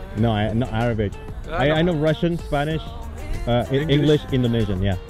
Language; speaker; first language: English; non-native, fluent; Indonesian